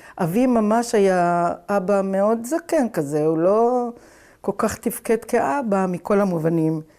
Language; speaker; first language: Hebrew; native; Hebrew